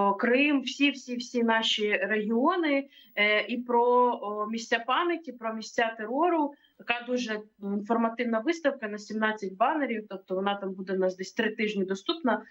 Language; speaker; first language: Ukrainian; native; Ukrainian